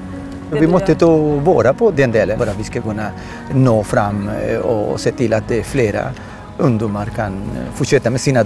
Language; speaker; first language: Swedish; non-native, fluent; Spanish